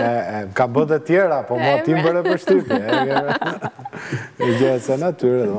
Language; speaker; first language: Albanian; native; Albanian